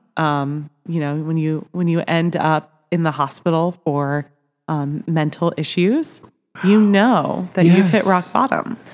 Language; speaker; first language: English; native; English